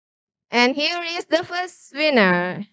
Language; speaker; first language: English; non-native, learner; Indonesian